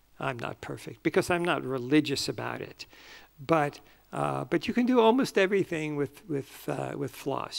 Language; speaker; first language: English; native; English